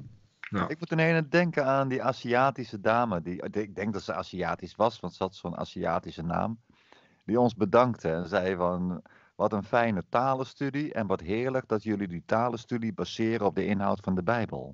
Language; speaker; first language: Dutch; native; Dutch